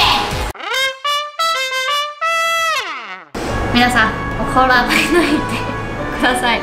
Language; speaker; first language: Japanese; non-native, learner; Chinese